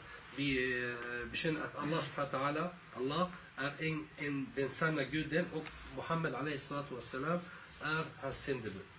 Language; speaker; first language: Swedish; early bilingual, other home language; Arabic